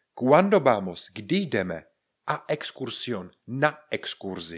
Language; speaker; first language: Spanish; non-native, fluent; Czech